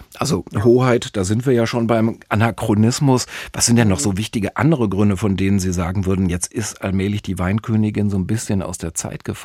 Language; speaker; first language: German; native; German